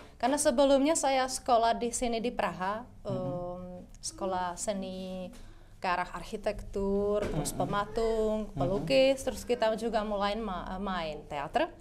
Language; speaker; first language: Indonesian; non-native, fluent; Czech